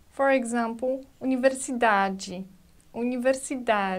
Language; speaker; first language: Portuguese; non-native, fluent; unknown